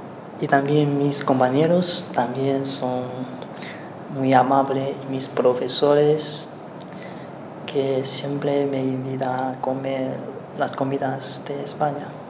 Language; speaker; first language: Spanish; non-native, learner; Chinese